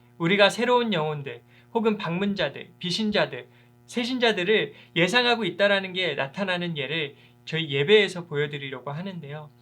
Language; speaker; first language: Korean; early bilingual, heritage; Korean